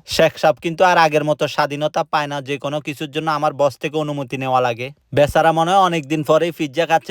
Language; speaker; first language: Bangla; native; Bangla